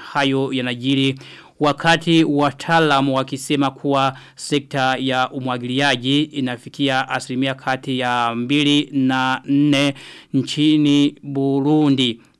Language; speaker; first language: Swahili; non-native, local second language; Rundi